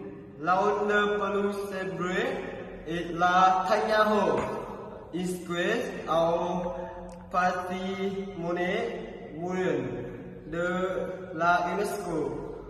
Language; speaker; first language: French; non-native, learner; Vietnamese